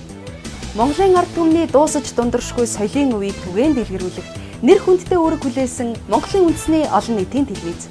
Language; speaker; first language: Mongolian; native; Mongolian